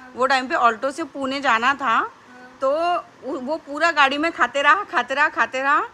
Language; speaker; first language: Hindi; non-native, local second language; Marathi